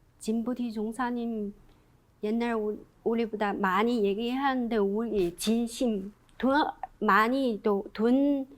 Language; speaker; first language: Korean; non-native, learner; Chinese